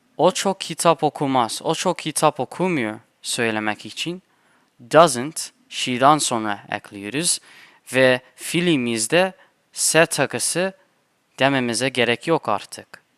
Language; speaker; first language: Turkish; non-native, fluent; English